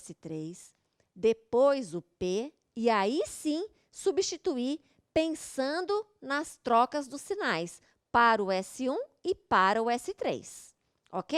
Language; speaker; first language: Portuguese; native; Portuguese